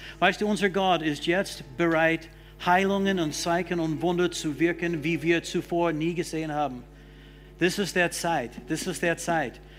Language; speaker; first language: German; non-native, fluent; English